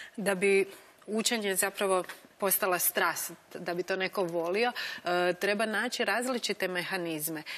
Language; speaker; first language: Croatian; native; Croatian